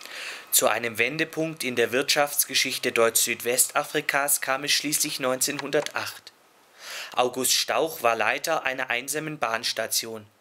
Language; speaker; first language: German; native; German